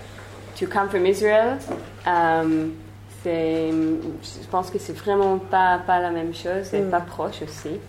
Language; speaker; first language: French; non-native, learner; Hebrew